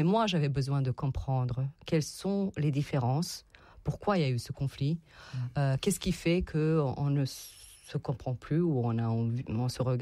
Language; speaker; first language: French; non-native, fluent; Serbian